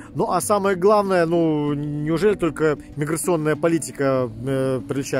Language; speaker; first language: Russian; native; Russian